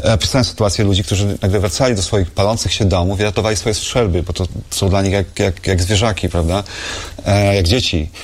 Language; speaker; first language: Polish; native; Polish